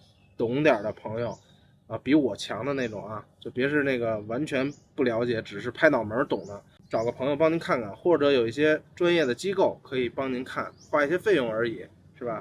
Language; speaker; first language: Chinese; native; Chinese